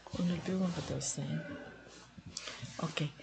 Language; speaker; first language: Korean; non-native, learner; Filipino